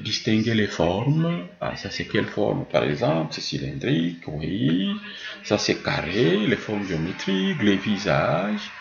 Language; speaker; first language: French; non-native, local second language; Swahili